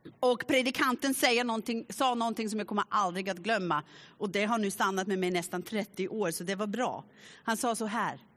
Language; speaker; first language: Swedish; non-native, fluent; German